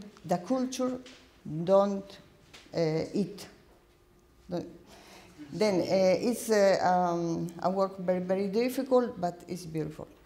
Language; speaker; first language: English; non-native, learner; Spanish